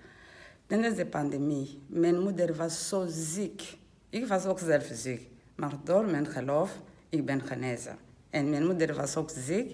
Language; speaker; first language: Dutch; non-native, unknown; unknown